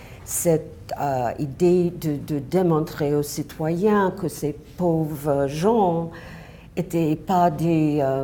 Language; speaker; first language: French; non-native, fluent; English